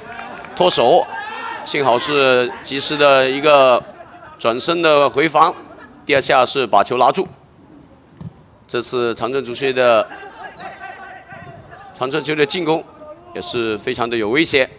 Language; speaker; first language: Chinese; native; Chinese